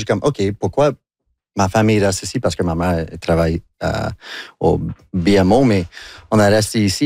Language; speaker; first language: French; non-native, local second language; English